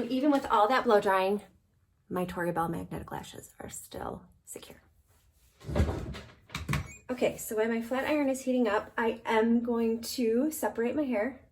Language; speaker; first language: English; native; English